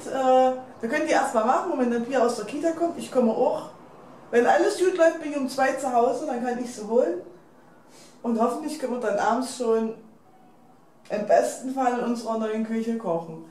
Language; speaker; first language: German; native; German